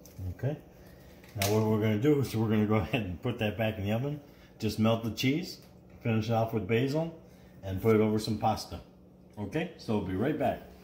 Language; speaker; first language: English; native; English